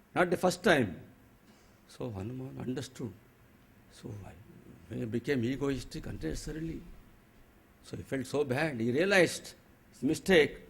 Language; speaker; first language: English; non-native, local second language; Telugu